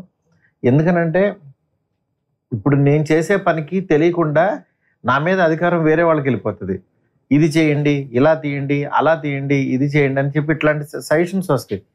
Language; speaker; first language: Telugu; native; Telugu